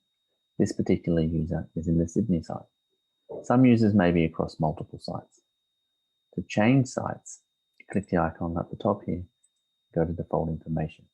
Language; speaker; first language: English; native; English